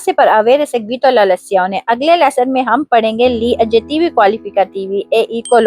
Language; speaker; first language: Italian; non-native, fluent; Urdu